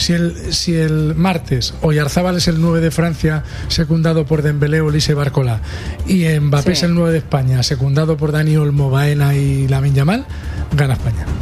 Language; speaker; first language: Spanish; native; Spanish